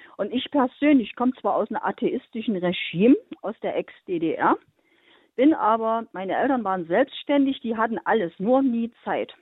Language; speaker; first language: German; native; German